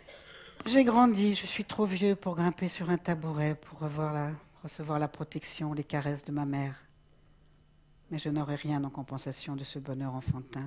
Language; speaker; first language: French; native; French